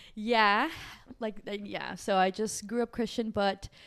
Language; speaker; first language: English; early bilingual, other home language; Portuguese